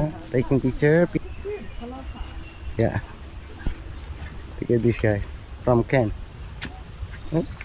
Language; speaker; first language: English; non-native, learner; Indonesian